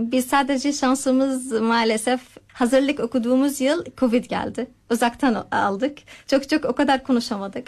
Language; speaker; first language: Turkish; non-native, fluent; Arabic